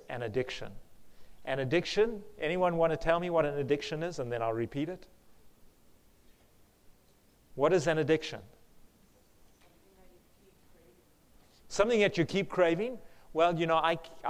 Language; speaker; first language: English; native; English